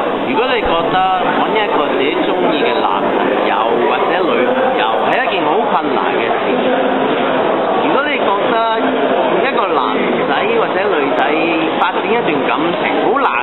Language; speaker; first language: Cantonese; native; Cantonese